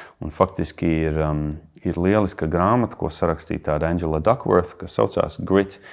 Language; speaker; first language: Latvian; early bilingual, heritage; Latvian